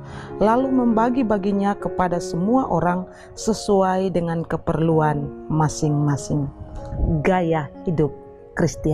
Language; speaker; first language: Indonesian; native; Indonesian